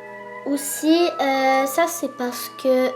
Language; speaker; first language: French; native; French